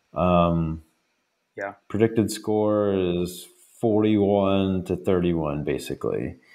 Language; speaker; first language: English; native; English